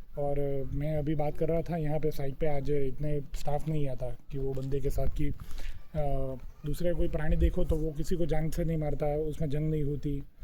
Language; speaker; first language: Hindi; non-native, local second language; Gujarati